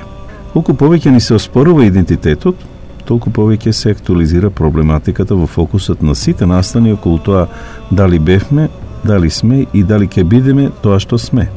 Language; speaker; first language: Macedonian; native; Macedonian